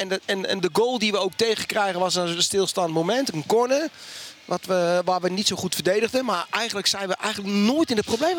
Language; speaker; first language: Dutch; native; Dutch